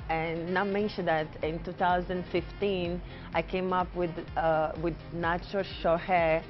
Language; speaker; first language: English; non-native, fluent; Portuguese